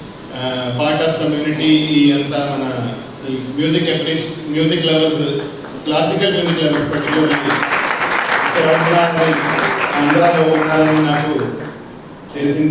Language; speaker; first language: Telugu; non-native, fluent; Hindi